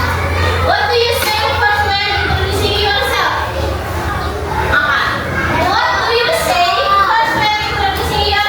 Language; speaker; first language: English; non-native, learner; Indonesian